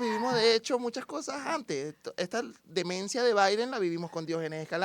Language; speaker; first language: Spanish; native; Spanish